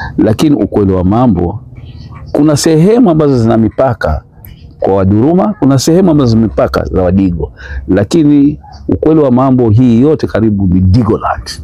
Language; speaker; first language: Swahili; non-native, local second language; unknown